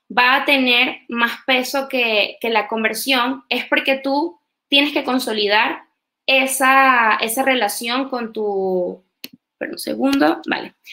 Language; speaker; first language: Spanish; native; Spanish